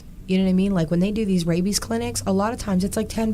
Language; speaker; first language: English; native; English